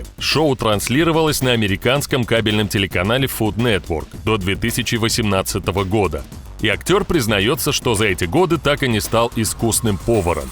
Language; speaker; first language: Russian; native; Russian